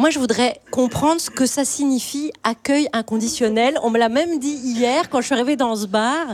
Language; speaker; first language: French; native; French